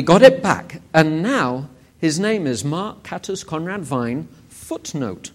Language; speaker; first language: English; native; English